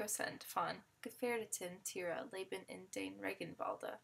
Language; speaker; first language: German; non-native, learner; English